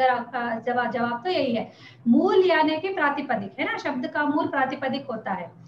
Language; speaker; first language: Hindi; native; Hindi